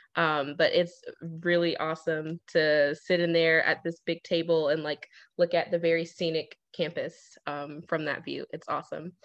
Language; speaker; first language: English; native; English